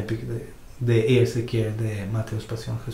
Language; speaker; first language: Dutch; non-native, fluent; Spanish